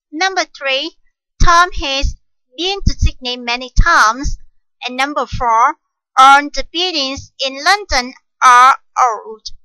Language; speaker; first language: English; non-native, fluent; Vietnamese